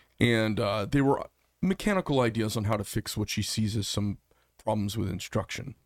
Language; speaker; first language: English; native; English